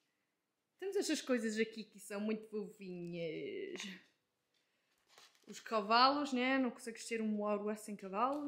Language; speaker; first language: Portuguese; early bilingual, heritage; Portuguese